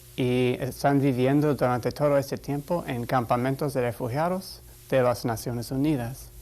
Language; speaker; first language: Spanish; non-native, fluent; English